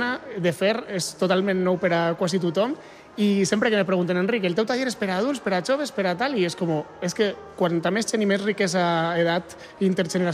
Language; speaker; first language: Catalan; native; Catalan